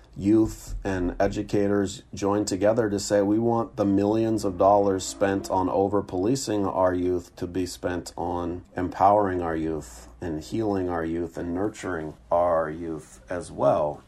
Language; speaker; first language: English; native; English